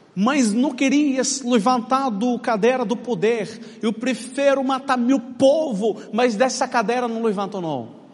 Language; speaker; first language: Portuguese; non-native, fluent; Arabic